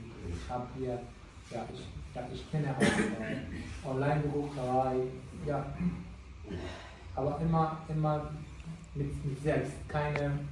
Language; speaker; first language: German; non-native, learner; Kurdish